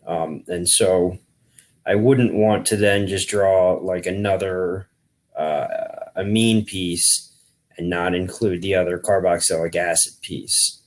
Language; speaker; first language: English; native; English